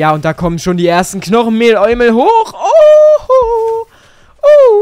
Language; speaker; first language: German; native; German